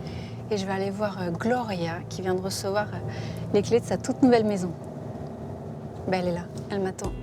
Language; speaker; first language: French; native; French